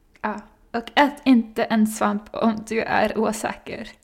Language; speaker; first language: Swedish; non-native, learner; English